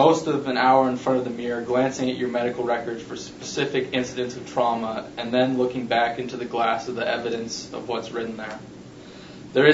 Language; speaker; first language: English; native; English